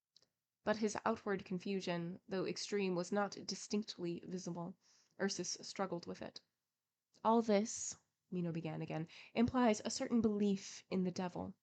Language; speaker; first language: English; native; English